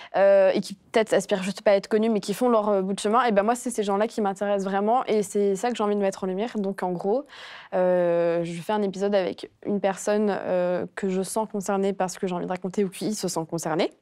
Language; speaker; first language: French; native; French